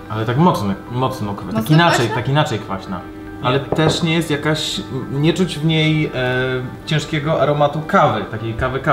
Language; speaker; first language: Polish; native; Polish